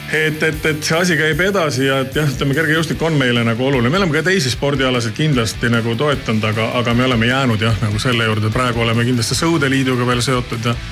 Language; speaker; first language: Estonian; native; Estonian